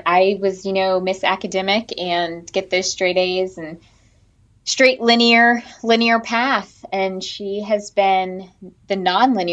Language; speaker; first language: English; native; English